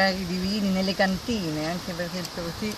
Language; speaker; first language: Italian; native; Italian